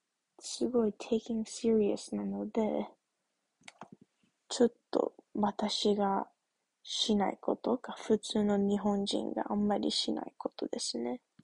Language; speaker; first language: Japanese; early bilingual, heritage; English